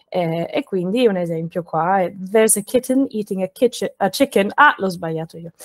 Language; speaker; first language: Italian; non-native, fluent; English